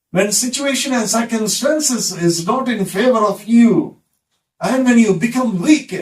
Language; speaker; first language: English; non-native, local second language; Telugu